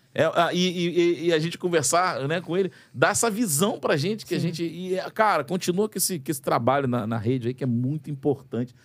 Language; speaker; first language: Portuguese; native; Portuguese